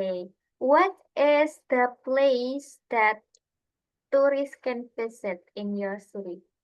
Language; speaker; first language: English; non-native, fluent; Indonesian